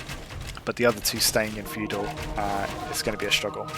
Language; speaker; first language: English; native; English